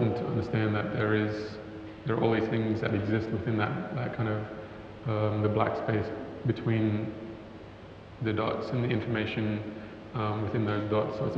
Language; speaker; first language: English; native; English